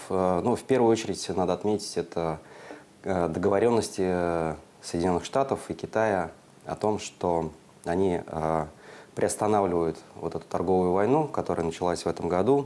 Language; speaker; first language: Russian; native; Russian